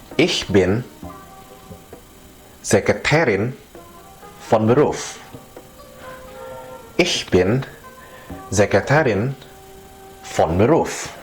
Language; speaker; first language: German; non-native, fluent; Indonesian